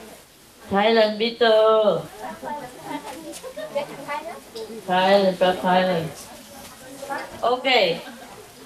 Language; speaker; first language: German; non-native, learner; Vietnamese